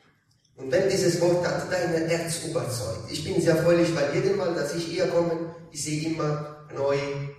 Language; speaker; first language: German; non-native, learner; Italian